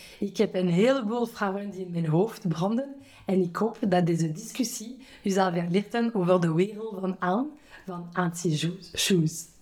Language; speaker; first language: Dutch; non-native, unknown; French